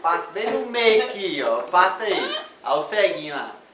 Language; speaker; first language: Portuguese; native; Portuguese